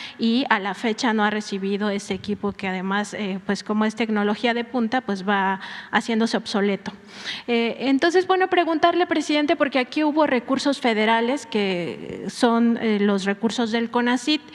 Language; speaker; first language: Spanish; native; Spanish